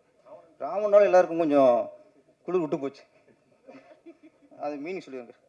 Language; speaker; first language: Tamil; native; Tamil